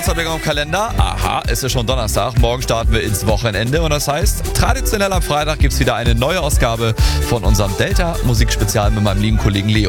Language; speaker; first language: German; native; German